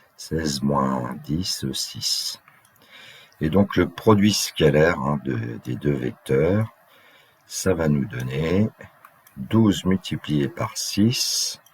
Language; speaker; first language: French; native; French